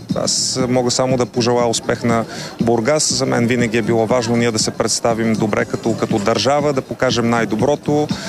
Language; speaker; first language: Bulgarian; native; Bulgarian